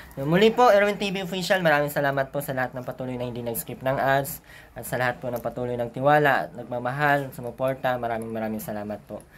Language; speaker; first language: Filipino; native; Filipino